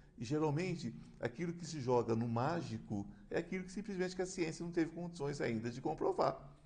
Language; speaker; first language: Portuguese; native; Portuguese